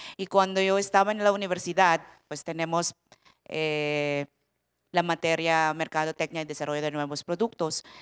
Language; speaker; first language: Spanish; non-native, fluent; Filipino